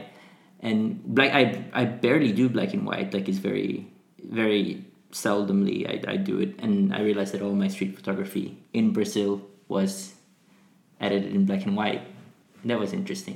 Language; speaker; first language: English; non-native, fluent; Portuguese